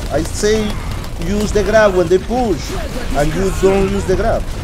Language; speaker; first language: English; non-native, learner; Spanish